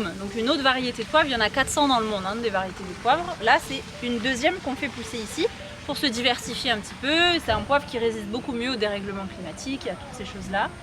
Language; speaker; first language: French; native; French